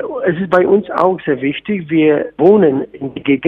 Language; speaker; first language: German; non-native, fluent; Polish